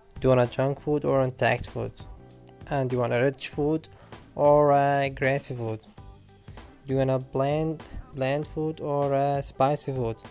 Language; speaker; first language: English; non-native, learner; Arabic